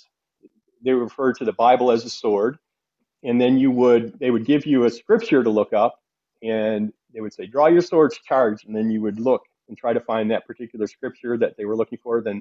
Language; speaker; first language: English; native; English